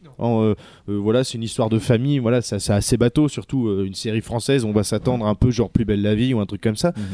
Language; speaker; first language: French; native; French